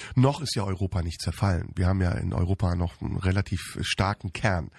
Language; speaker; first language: German; early bilingual, other home language; Turkish